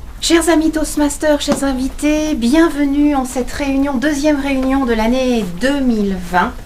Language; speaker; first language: French; native; French